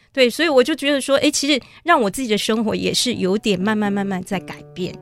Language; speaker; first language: Chinese; native; Chinese